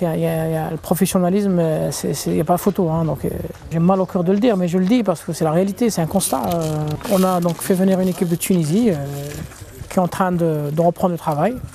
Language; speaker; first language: French; non-native, local second language; Arabic